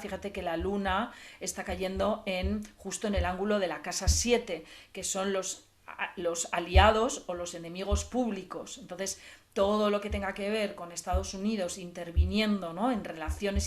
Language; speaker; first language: Spanish; native; Spanish